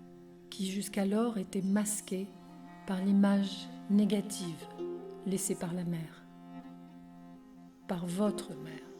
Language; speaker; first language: French; native; French